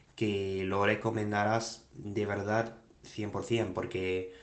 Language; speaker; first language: Spanish; non-native, fluent; English